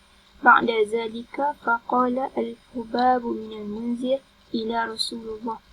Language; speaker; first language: Arabic; non-native, learner; Malay